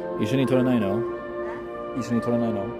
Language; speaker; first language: Japanese; non-native, fluent; English